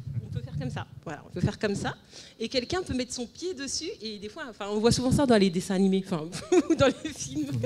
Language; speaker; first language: French; native; French